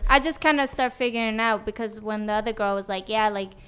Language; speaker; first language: English; non-native, fluent; Swedish